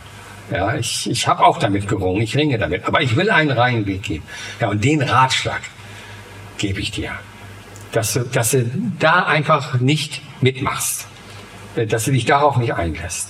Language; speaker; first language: German; native; German